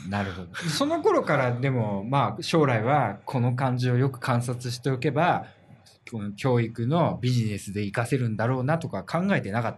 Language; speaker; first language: Japanese; native; Japanese